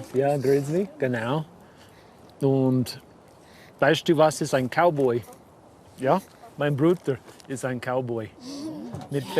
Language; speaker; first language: German; non-native, learner; English